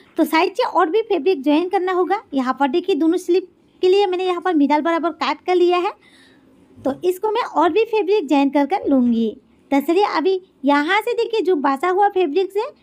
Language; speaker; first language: Hindi; native; Hindi